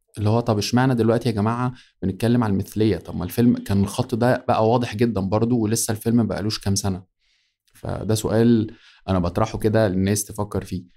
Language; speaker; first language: Arabic; native; Arabic